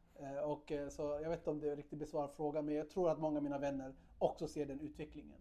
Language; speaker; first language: Swedish; early bilingual, other home language; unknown